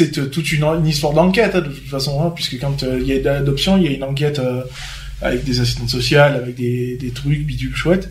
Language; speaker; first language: French; native; French